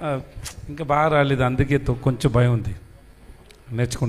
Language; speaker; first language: Telugu; non-native, learner; Tamil